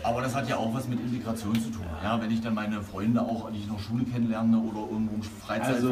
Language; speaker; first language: German; native; German